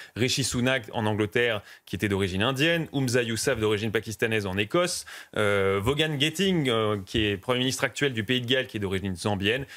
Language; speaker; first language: French; native; French